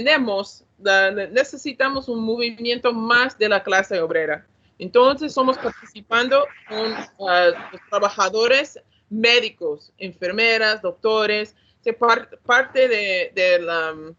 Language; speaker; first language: Spanish; non-native, learner; English